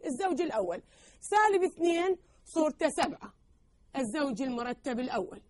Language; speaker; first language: Arabic; native; Arabic